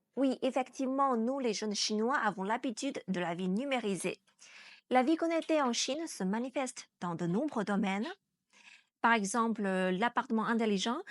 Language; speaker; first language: French; non-native, fluent; Chinese